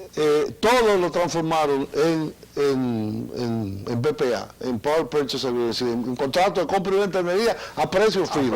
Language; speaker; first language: Spanish; native; Spanish